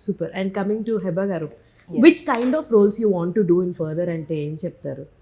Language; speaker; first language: Telugu; native; Telugu